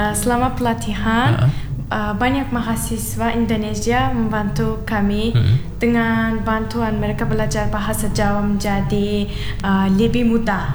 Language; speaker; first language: Indonesian; non-native, learner; Turkmen